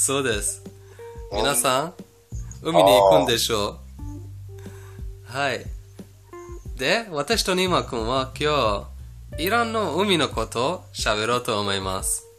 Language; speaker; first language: Japanese; non-native, fluent; Persian